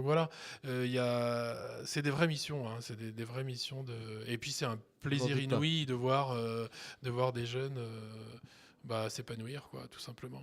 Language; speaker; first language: French; native; French